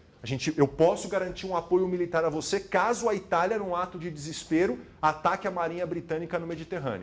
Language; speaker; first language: Portuguese; native; Portuguese